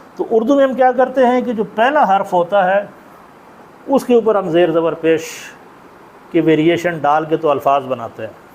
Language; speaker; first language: Urdu; native; Urdu